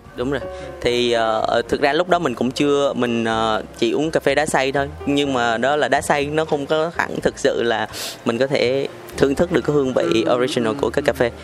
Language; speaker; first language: Vietnamese; native; Vietnamese